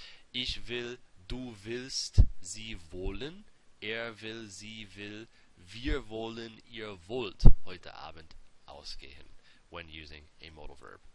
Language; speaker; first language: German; non-native, fluent; English